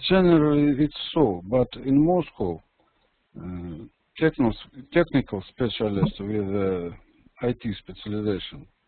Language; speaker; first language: English; non-native, learner; Russian